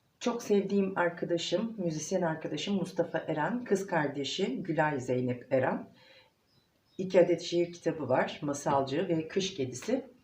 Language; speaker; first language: Turkish; native; Turkish